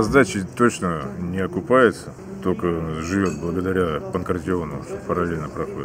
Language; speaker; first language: Russian; native; Russian